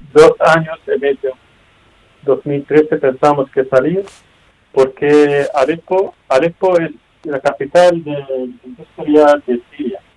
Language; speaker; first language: Spanish; non-native, learner; Arabic